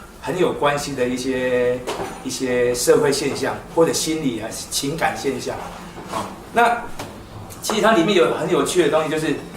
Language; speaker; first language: Chinese; non-native, local second language; Min Nan Chinese